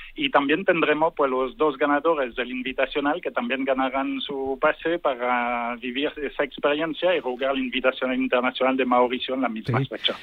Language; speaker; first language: Spanish; non-native, fluent; French